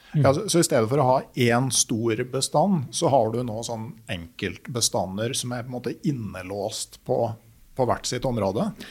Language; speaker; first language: Norwegian; native; Norwegian